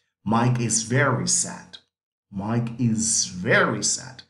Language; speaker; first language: English; non-native, fluent; Spanish